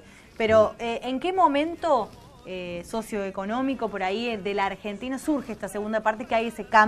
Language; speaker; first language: Spanish; native; Spanish